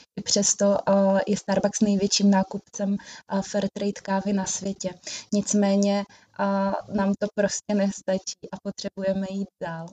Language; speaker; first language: Czech; native; Czech